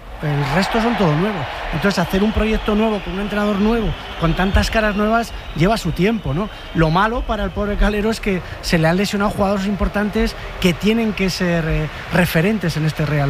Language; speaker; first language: Spanish; native; Spanish